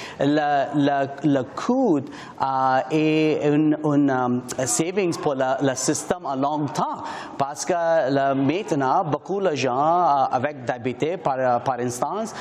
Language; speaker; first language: French; non-native, learner; English